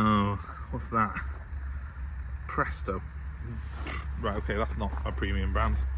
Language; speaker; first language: English; native; English